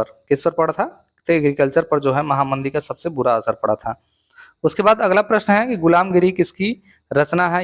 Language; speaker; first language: Hindi; native; Hindi